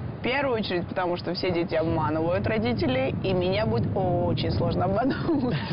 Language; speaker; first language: Russian; non-native, fluent; Georgian